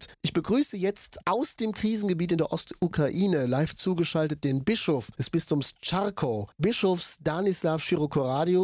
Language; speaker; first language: German; native; German